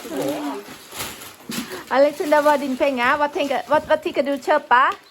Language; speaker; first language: Swedish; non-native, learner; Thai